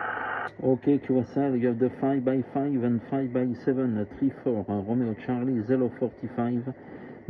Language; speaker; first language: English; non-native, learner; French